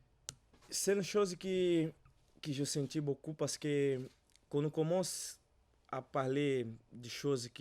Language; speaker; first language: French; non-native, learner; Portuguese